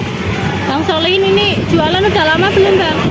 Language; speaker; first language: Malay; non-native, local second language; Javanese